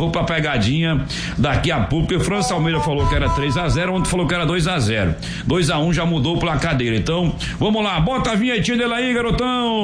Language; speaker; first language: Portuguese; native; Portuguese